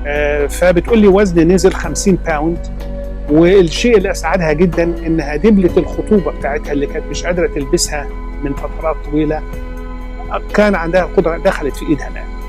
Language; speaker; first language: Arabic; native; Arabic